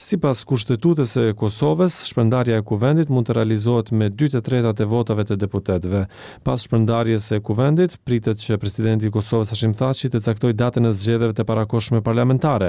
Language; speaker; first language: Albanian; native; Albanian